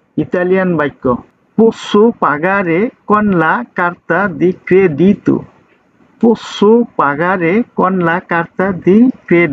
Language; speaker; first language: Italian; non-native, learner; Bangla